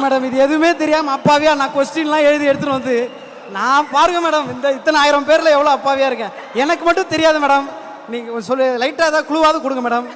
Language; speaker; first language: Tamil; native; Tamil